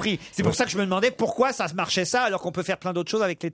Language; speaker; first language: French; native; French